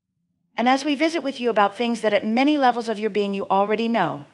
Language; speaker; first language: English; native; English